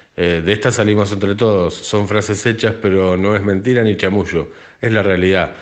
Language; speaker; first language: Spanish; native; Spanish